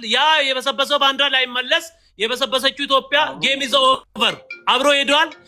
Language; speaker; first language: Amharic; non-native, local second language; Oromo